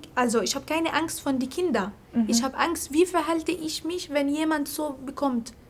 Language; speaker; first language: German; non-native, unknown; Arabic